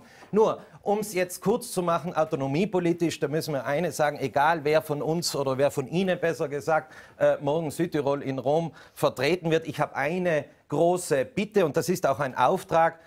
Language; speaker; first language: German; native; German